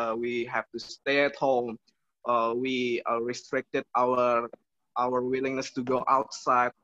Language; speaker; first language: English; non-native, learner; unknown